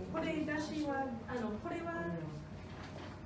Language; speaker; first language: Japanese; non-native, fluent; English